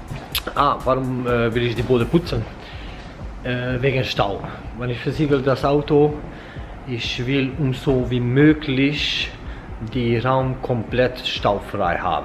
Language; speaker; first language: German; non-native, fluent; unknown